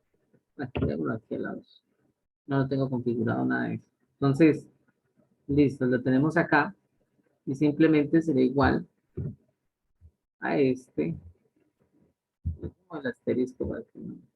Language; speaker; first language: Spanish; native; Spanish